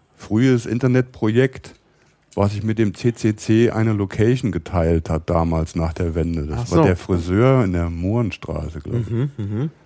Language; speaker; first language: German; native; German